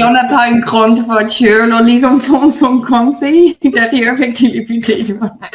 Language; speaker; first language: French; non-native, learner; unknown